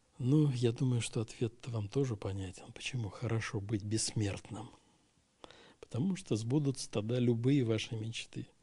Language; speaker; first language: Russian; native; Russian